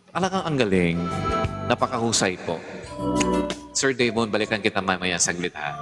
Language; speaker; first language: Filipino; native; Filipino